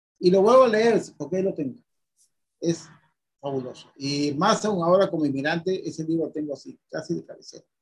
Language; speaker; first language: Spanish; native; Spanish